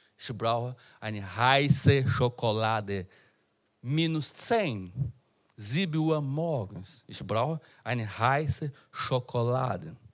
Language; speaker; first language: German; non-native, learner; Portuguese